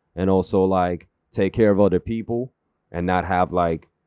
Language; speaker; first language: English; early bilingual, other home language; Korean